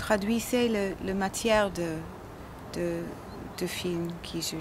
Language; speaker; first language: French; non-native, learner; English